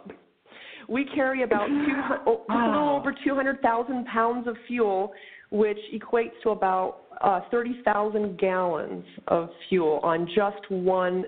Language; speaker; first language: English; native; English